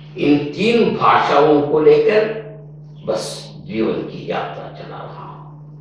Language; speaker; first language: Hindi; non-native, local second language; Telugu